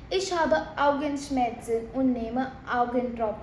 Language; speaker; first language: German; non-native, fluent; Hindi